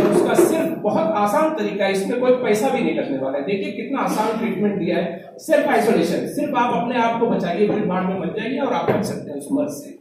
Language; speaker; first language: Urdu; native; Urdu